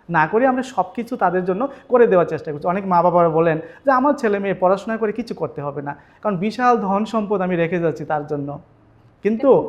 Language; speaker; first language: Bangla; native; Bangla